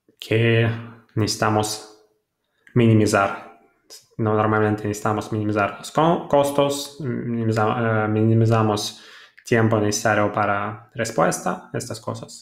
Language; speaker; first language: Spanish; non-native, fluent; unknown